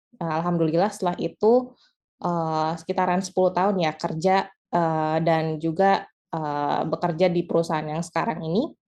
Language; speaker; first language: Indonesian; native; Indonesian